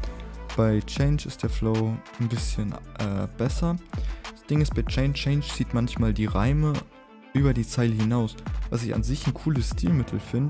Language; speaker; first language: German; native; German